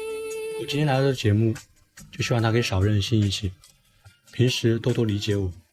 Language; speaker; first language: Chinese; native; Chinese